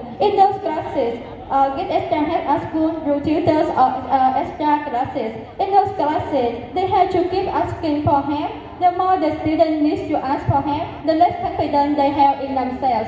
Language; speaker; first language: English; non-native, learner; Vietnamese